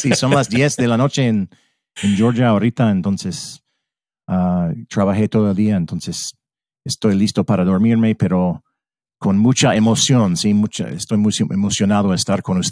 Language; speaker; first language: Spanish; early bilingual, heritage; English